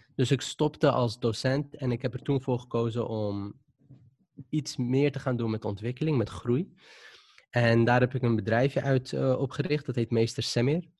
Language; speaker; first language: Dutch; non-native, local second language; Arabic